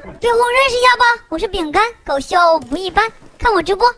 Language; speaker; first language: Chinese; native; Chinese